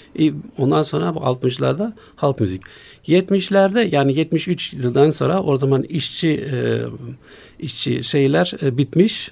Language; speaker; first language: Turkish; non-native, fluent; German